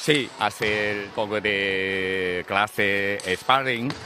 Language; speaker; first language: Spanish; non-native, learner; Chinese